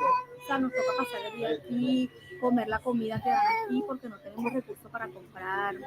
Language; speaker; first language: Spanish; native; Spanish